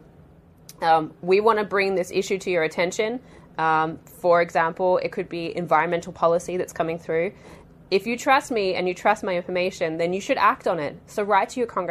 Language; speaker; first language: English; native; English